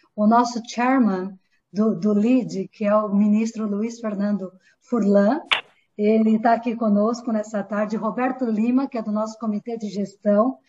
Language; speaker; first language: Portuguese; native; Portuguese